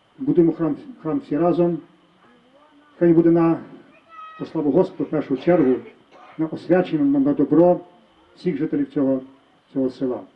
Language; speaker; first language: Ukrainian; native; Ukrainian